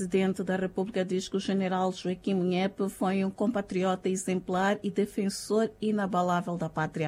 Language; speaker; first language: Portuguese; native; Portuguese